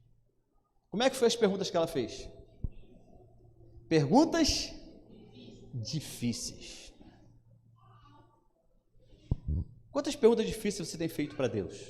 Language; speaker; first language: Portuguese; native; Portuguese